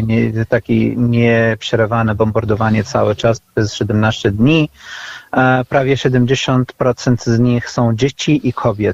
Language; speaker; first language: Polish; non-native, fluent; Arabic